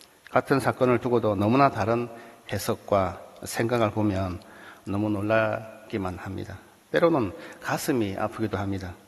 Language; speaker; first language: Korean; native; Korean